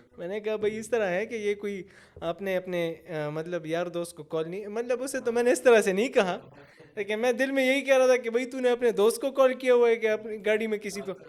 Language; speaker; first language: Urdu; non-native, local second language; Pashto